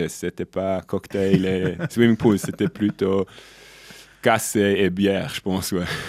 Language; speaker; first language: French; non-native, local second language; German